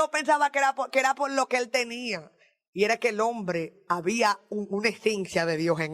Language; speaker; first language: Spanish; native; Spanish